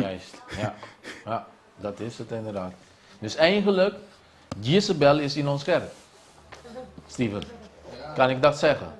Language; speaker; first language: Dutch; non-native, local second language; Papiamento